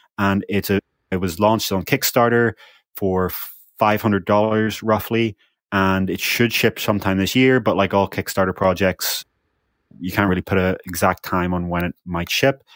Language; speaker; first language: English; native; English